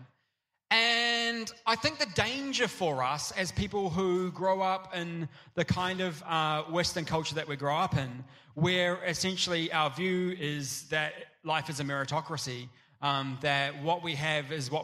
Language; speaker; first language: English; native; English